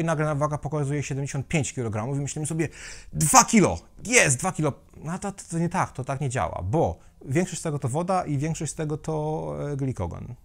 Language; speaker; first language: Polish; native; Polish